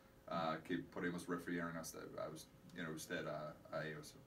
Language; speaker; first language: Spanish; non-native, fluent; English